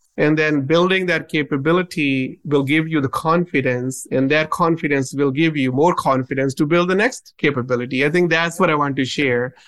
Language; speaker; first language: English; non-native, local second language; Punjabi